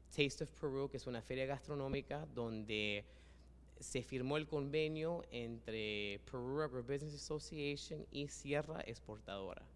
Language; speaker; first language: Spanish; early bilingual, heritage; Spanish